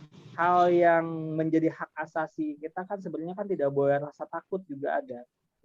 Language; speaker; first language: Indonesian; native; Indonesian